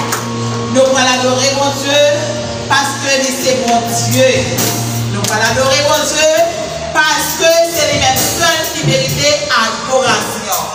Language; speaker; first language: French; non-native, local second language; Haitian Creole